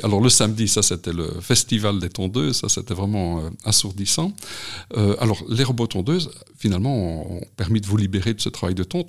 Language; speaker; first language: French; native; French